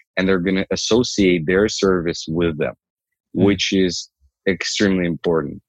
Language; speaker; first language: English; non-native, fluent; Ukrainian